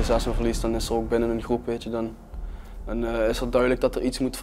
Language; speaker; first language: Dutch; native; Dutch